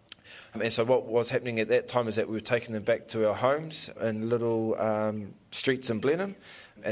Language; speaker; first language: English; native; English